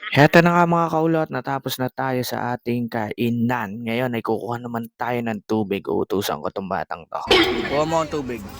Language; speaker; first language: Filipino; native; Filipino